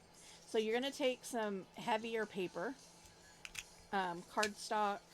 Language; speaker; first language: English; native; English